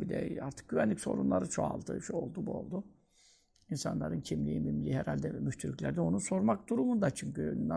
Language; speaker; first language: Turkish; native; Turkish